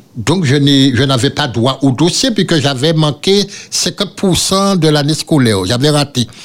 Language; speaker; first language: French; native; French